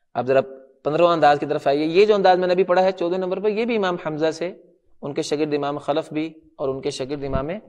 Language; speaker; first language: Urdu; non-native, local second language; Punjabi